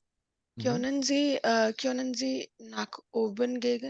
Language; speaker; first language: German; non-native, learner; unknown